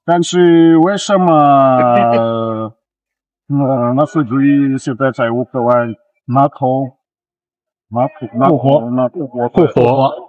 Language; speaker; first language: Chinese; non-native, learner; Russian